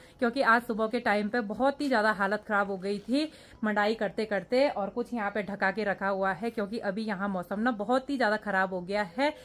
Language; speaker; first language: Hindi; native; Hindi